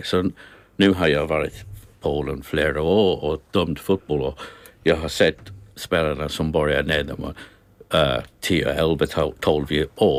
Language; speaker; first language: Swedish; non-native, learner; English